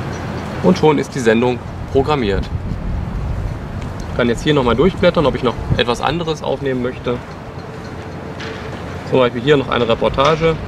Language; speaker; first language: German; native; German